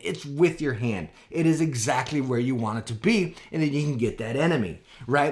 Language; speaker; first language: English; native; English